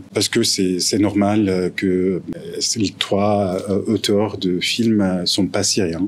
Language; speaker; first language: French; non-native, fluent; Arabic